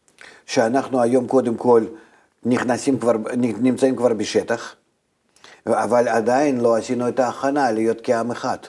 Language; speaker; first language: Hebrew; non-native, fluent; Russian